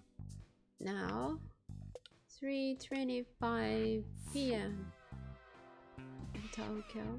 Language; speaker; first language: English; non-native, learner; Japanese